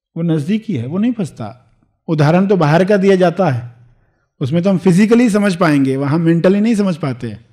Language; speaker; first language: Hindi; native; Hindi